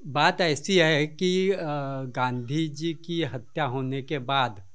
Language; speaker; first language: Hindi; non-native, local second language; Marathi